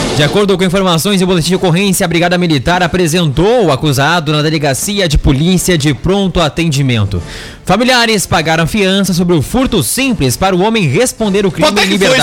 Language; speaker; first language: Portuguese; native; Portuguese